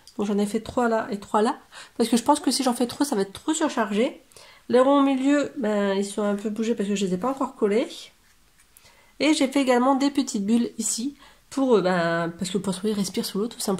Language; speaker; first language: French; native; French